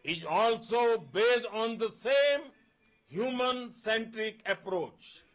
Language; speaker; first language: English; non-native, local second language; Gujarati